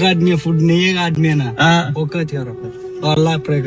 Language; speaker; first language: Hindi; non-native, local second language; Malayalam